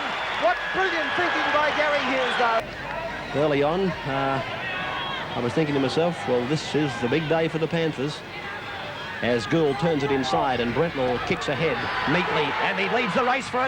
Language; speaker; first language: English; native; English